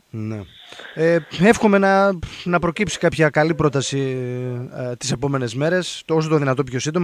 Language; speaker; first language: Greek; native; Greek